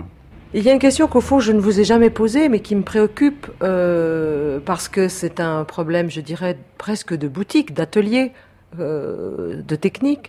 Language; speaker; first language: French; native; French